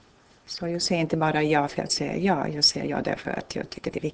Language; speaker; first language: Swedish; non-native, fluent; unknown